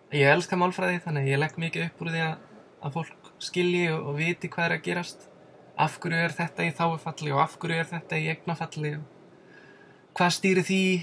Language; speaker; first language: Icelandic; non-native, fluent; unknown